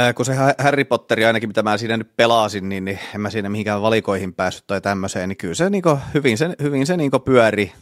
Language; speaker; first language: Finnish; native; Finnish